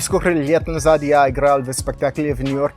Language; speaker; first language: Russian; non-native, learner; English